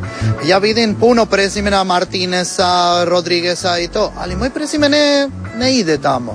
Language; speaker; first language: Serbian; non-native, learner; Spanish